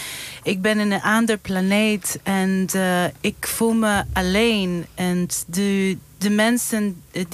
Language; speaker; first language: Dutch; non-native, fluent; Turkish